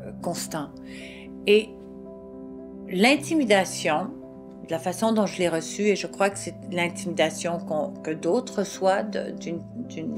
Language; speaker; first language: French; native; French